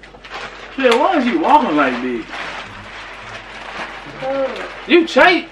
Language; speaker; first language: English; native; English